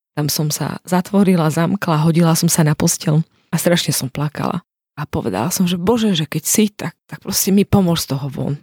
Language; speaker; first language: Slovak; native; Slovak